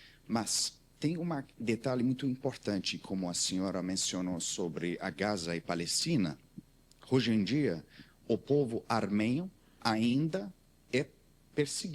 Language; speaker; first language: Portuguese; non-native, learner; Armenian